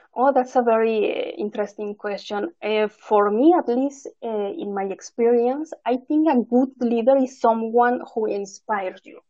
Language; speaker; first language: English; non-native, fluent; Spanish